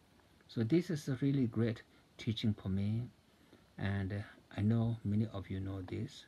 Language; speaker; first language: English; non-native, fluent; Tibetan